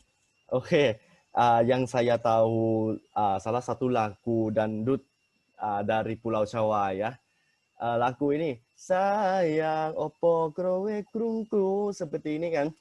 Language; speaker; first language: Indonesian; non-native, fluent; Thai